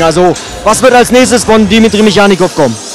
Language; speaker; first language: German; native; German